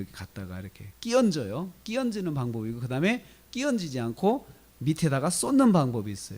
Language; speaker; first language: Korean; native; Korean